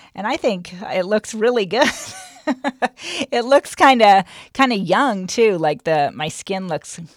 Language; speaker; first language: English; native; English